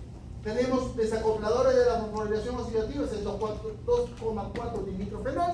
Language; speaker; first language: Spanish; native; Spanish